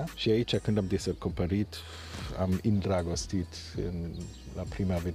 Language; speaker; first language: Romanian; non-native, learner; German